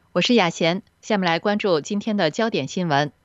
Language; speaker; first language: Chinese; native; Chinese